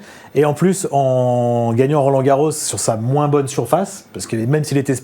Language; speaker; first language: French; native; French